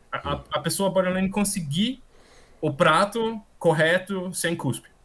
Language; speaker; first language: Portuguese; non-native, fluent; German